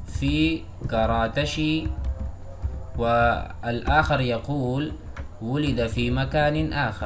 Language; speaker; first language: Arabic; non-native, fluent; Urdu